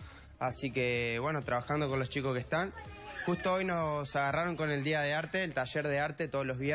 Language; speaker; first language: Spanish; native; Spanish